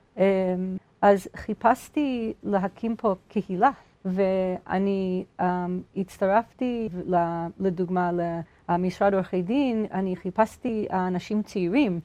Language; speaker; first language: Hebrew; non-native, fluent; English